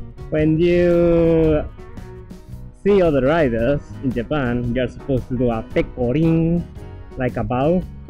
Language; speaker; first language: English; non-native, fluent; Spanish